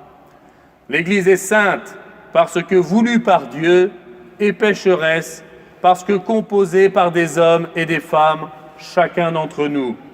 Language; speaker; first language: French; native; French